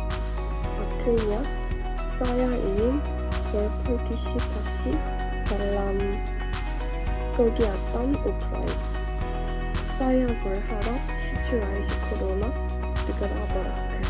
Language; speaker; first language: Indonesian; non-native, learner; Korean